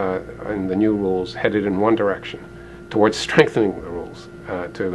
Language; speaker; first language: English; native; English